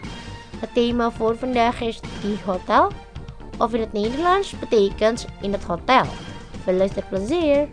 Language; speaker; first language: Dutch; non-native, learner; Indonesian